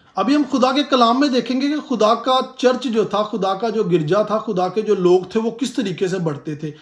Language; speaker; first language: Urdu; non-native, local second language; Punjabi